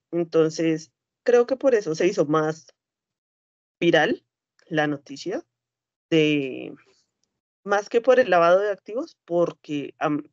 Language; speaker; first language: Spanish; native; Spanish